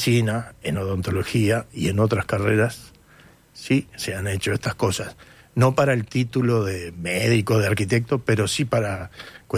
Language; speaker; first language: Spanish; native; Spanish